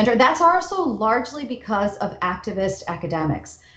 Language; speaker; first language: English; native; English